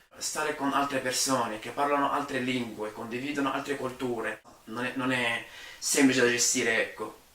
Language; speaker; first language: Italian; non-native, fluent; Arabic